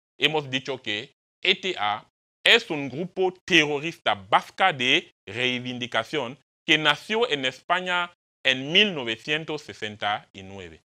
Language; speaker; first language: Spanish; non-native, fluent; French